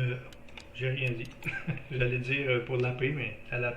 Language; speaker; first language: French; native; French